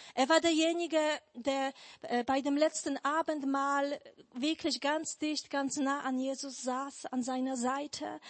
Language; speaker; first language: German; non-native, fluent; Polish